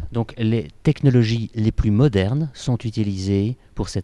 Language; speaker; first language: French; native; French